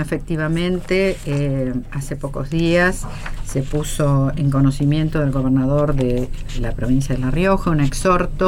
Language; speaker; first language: Spanish; native; Spanish